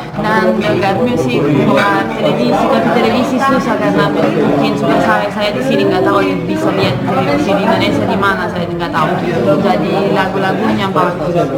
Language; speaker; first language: Indonesian; non-native, fluent; German